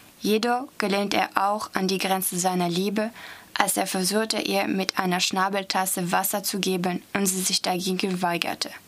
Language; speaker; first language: German; non-native, fluent; French